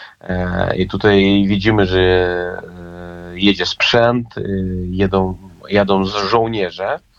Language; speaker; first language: Polish; non-native, fluent; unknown